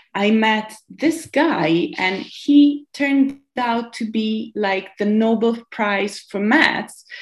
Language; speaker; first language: English; non-native, fluent; Italian